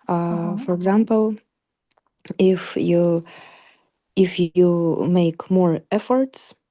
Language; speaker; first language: English; non-native, learner; Russian